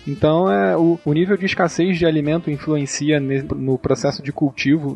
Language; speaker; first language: Portuguese; native; Portuguese